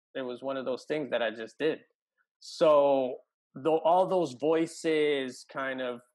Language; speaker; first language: English; early bilingual, other home language; Spanish